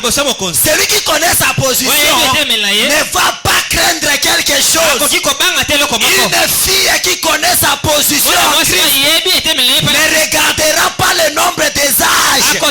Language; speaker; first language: Haitian Creole; non-native, local second language; Lingala